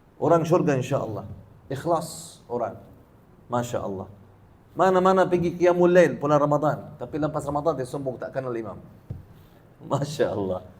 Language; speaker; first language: Malay; non-native, learner; Arabic